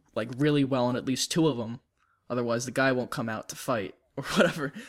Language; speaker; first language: English; native; English